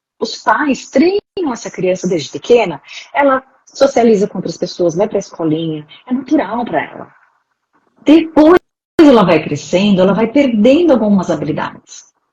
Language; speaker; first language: Portuguese; native; Portuguese